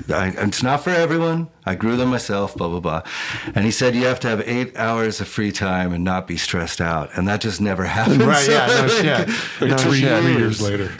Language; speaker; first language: English; native; English